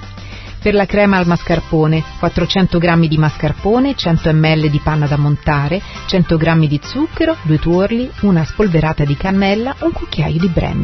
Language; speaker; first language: Italian; native; Italian